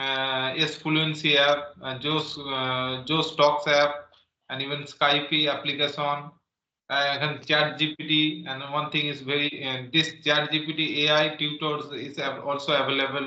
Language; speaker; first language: English; non-native, local second language; Santali